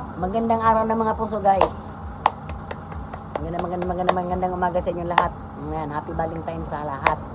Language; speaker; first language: Filipino; non-native, local second language; Bikol